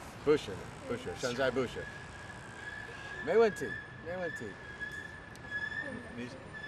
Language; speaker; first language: Chinese; non-native, learner; English